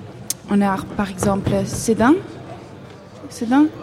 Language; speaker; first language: French; non-native, fluent; Hebrew